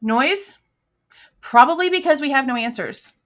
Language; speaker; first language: English; native; English